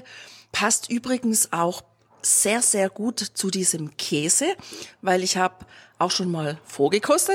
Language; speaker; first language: German; native; German